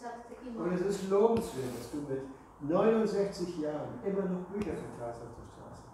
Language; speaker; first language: German; native; German